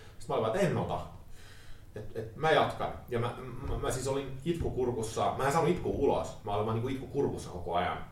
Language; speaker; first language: Finnish; early bilingual, heritage; Finnish